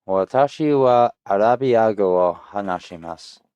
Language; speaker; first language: Japanese; non-native, learner; English